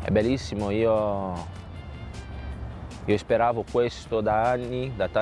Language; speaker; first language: Italian; non-native, fluent; Portuguese